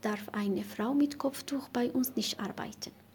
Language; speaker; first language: German; non-native, learner; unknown